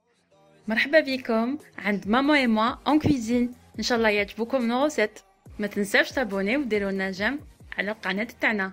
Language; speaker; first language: Arabic; native; Arabic